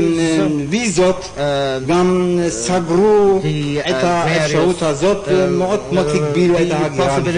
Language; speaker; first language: Hebrew; non-native, fluent; German